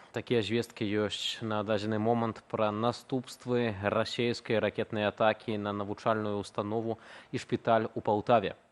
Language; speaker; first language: Belarusian; native; Belarusian